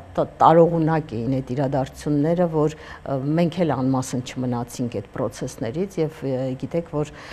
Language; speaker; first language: Armenian; native; Armenian